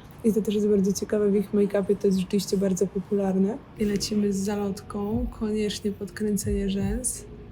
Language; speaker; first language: Polish; native; Polish